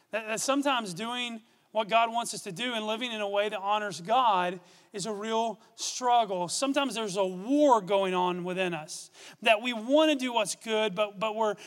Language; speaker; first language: English; native; English